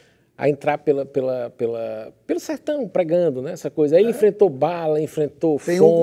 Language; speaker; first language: Portuguese; native; Portuguese